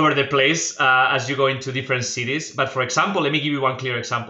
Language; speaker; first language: English; non-native, fluent; Spanish